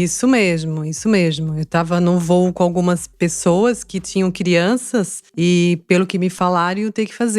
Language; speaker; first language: Portuguese; native; Portuguese